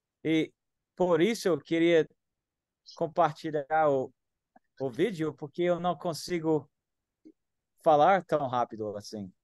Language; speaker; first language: Portuguese; non-native, fluent; English